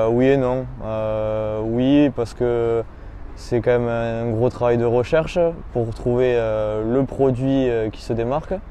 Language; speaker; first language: French; native; French